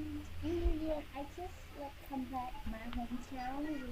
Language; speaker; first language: English; non-native, learner; Vietnamese